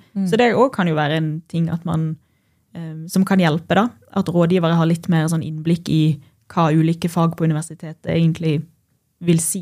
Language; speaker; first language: Norwegian; native; Norwegian